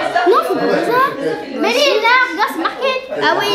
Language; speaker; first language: French; native; French